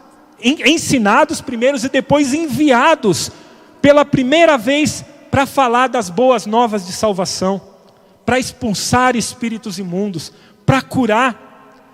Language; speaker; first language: Portuguese; native; Portuguese